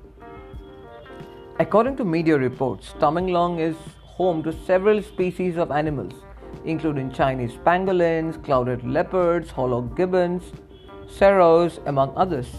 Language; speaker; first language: English; non-native, local second language; Assamese